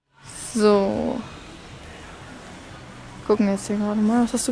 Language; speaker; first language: German; native; German